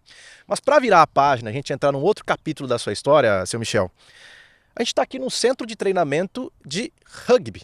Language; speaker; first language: Portuguese; native; Portuguese